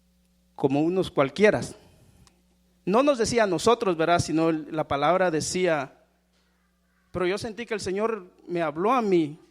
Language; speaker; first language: Spanish; native; Spanish